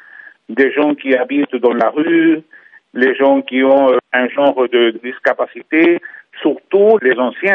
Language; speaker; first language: French; non-native, fluent; Spanish